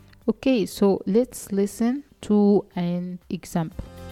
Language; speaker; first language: English; non-native, fluent; Arabic